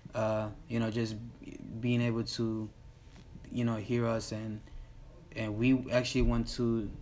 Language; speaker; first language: English; early bilingual, other home language; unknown